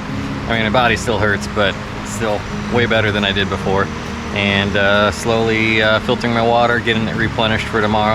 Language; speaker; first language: English; native; English